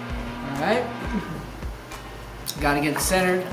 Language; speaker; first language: English; native; English